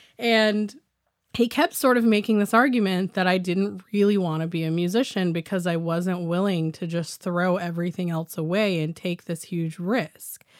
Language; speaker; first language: English; native; English